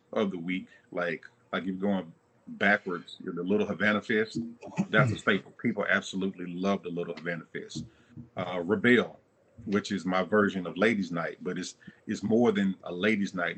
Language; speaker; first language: English; native; English